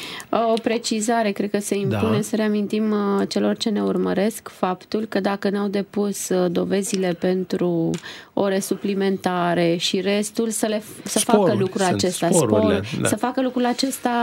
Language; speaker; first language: Romanian; native; Romanian